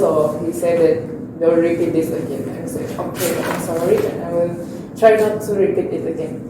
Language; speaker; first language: English; non-native, learner; Indonesian